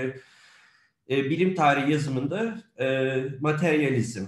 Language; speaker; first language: Turkish; native; Turkish